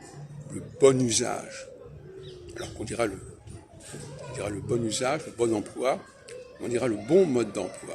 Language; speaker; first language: French; native; French